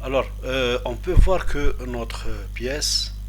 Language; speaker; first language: French; non-native, local second language; Arabic